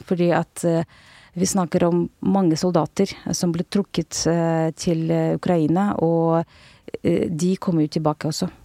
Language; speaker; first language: Norwegian; non-native, fluent; Russian